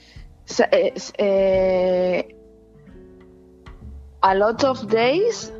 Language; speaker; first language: English; non-native, learner; Spanish